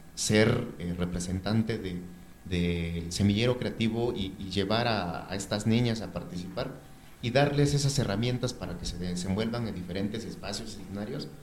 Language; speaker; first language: Spanish; non-native, local second language; Mixtepec Mixtec